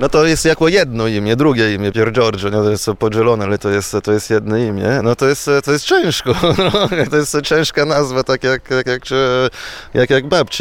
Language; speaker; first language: Polish; non-native, fluent; Italian